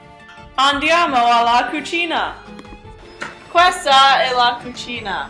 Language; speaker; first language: Italian; non-native, learner; English